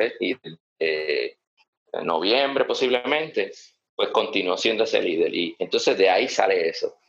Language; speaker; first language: Spanish; early bilingual, heritage; Spanish